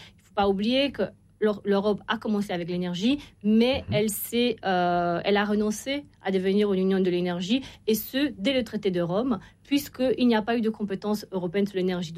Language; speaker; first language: French; non-native, fluent; Romanian